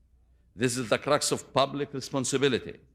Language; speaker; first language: English; non-native, fluent; Arabic